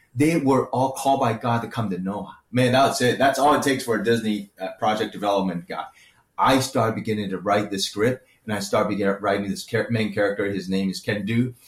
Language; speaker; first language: English; early bilingual, other home language; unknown